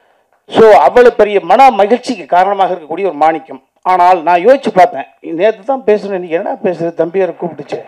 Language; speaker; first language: Tamil; native; Tamil